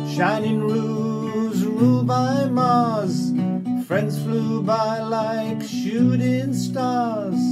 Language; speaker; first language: English; native; English